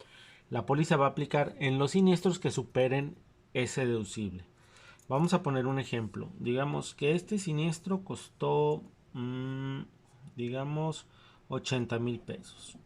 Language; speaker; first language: Spanish; native; Spanish